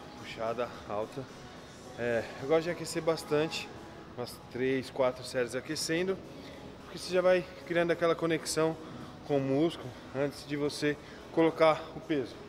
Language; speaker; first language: Portuguese; native; Portuguese